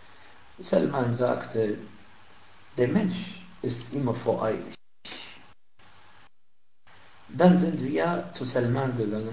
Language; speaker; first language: German; non-native, fluent; Arabic